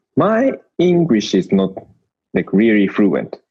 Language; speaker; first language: English; non-native, learner; Japanese